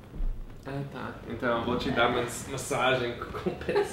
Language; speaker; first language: Portuguese; non-native, fluent; English